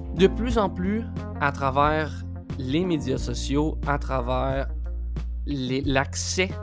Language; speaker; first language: French; native; French